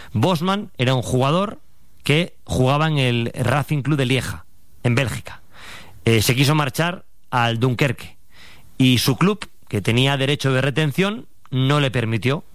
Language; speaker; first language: Spanish; native; Spanish